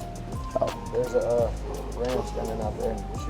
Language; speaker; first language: English; native; English